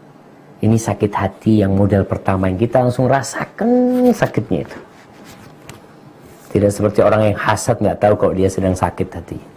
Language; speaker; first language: Indonesian; native; Indonesian